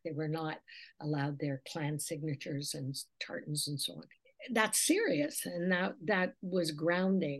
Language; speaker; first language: English; native; English